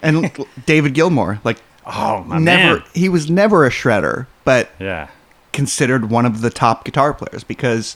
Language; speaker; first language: English; native; English